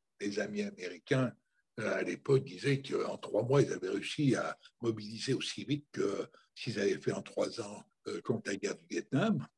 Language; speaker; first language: French; native; French